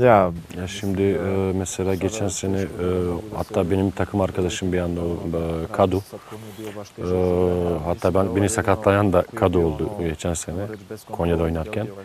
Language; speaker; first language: Turkish; native; Turkish